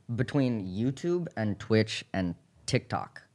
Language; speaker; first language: English; native; English